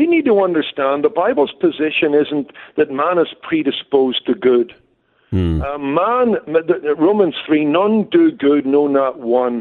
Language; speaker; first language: English; native; English